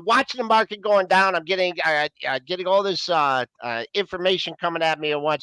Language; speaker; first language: English; native; English